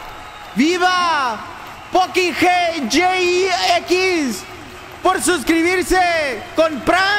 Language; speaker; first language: Spanish; native; Spanish